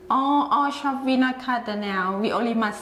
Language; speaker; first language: English; non-native, learner; Thai